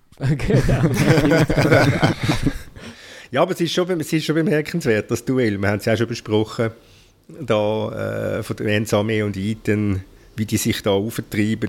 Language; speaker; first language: German; native; German